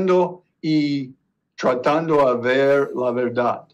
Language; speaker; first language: Spanish; non-native, learner; English